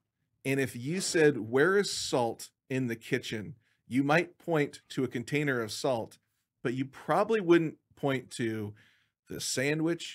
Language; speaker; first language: English; native; English